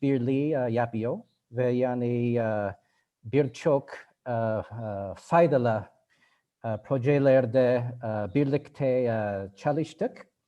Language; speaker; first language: Turkish; non-native, learner; English